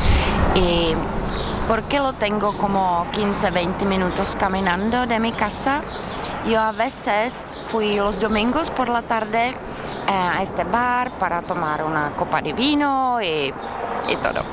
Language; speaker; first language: Spanish; non-native, fluent; Czech